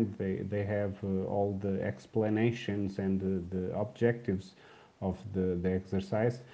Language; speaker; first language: English; non-native, learner; Portuguese